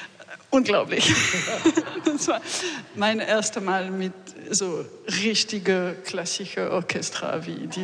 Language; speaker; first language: German; non-native, learner; French